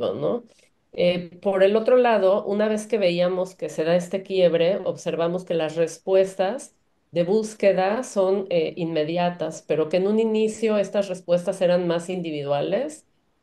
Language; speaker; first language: Spanish; native; Spanish